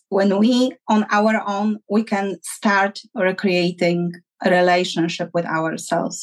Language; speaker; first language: English; non-native, fluent; Polish